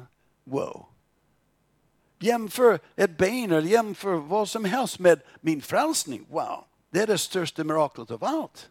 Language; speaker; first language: Swedish; non-native, fluent; English